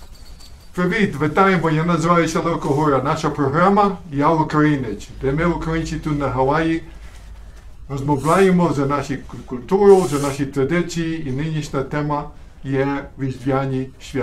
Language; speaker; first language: Ukrainian; early bilingual, heritage; Ukrainian